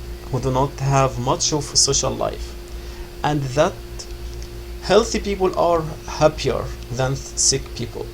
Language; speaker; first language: English; non-native, fluent; Arabic